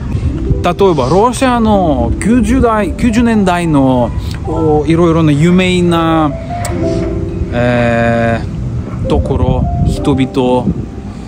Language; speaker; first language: Japanese; non-native, learner; Russian